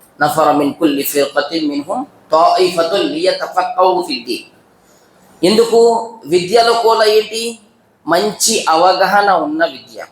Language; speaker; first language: Telugu; non-native, local second language; Urdu